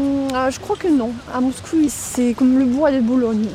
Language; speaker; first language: French; non-native, fluent; Russian